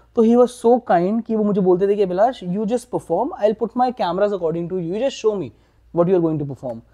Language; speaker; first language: Hindi; native; Hindi